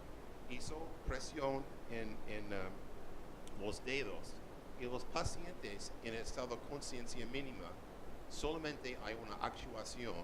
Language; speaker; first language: Spanish; non-native, learner; English